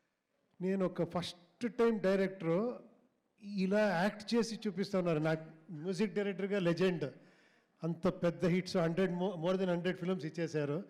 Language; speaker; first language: Telugu; non-native, local second language; Kannada